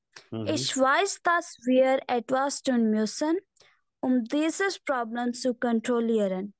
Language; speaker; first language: German; non-native, learner; Hindi